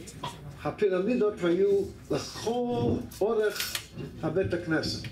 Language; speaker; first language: Hebrew; non-native, fluent; English